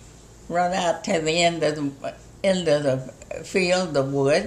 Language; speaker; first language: English; native; English